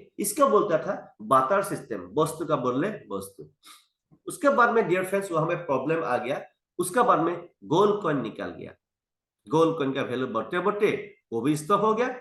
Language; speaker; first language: Hindi; non-native, local second language; Assamese